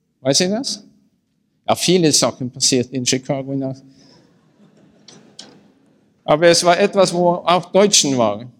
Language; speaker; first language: German; non-native, learner; Norwegian